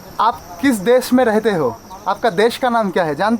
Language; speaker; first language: Hindi; non-native, local second language; Bangla